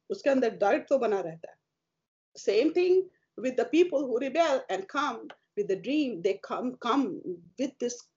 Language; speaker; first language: Hindi; native; Hindi